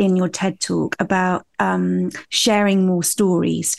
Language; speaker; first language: English; native; English